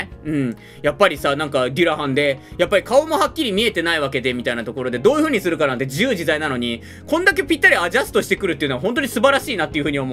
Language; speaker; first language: Japanese; native; Japanese